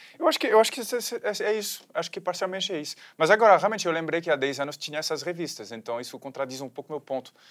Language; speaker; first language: Portuguese; non-native, fluent; French